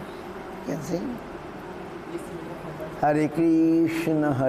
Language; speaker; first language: English; non-native, local second language; Bangla